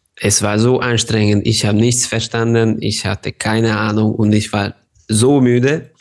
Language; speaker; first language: German; non-native, fluent; Hungarian